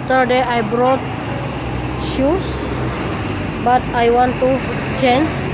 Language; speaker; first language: English; non-native, local second language; Filipino